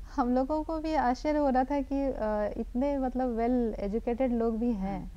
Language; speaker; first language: Hindi; native; Hindi